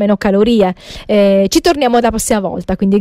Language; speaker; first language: Italian; native; Italian